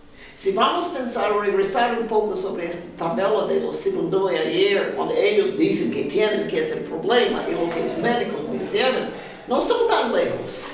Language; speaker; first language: Spanish; non-native, fluent; Portuguese